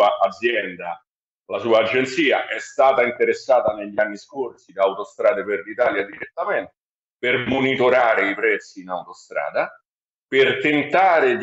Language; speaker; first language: Italian; native; Italian